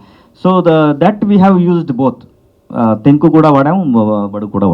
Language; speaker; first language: Telugu; non-native, learner; Kannada